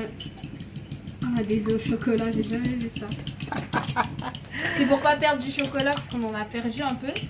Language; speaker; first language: French; native; French